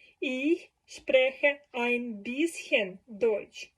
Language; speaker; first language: German; non-native, learner; Ukrainian